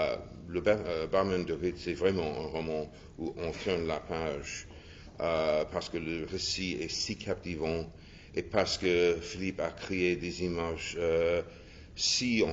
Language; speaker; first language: French; non-native, fluent; English